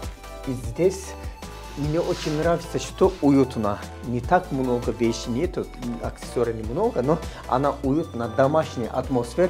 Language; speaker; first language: Russian; non-native, fluent; Turkish